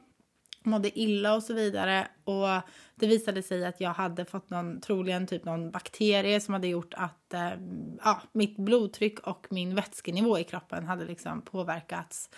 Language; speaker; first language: Swedish; native; Swedish